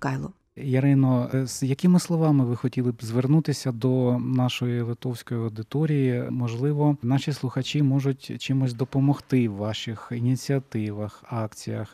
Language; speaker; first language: Ukrainian; native; Ukrainian